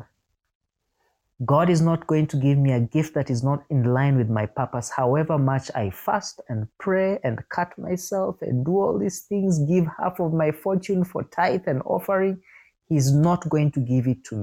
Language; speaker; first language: English; non-native, local second language; Ganda